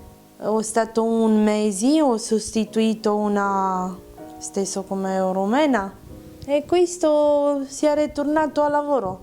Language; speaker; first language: Italian; non-native, learner; Romanian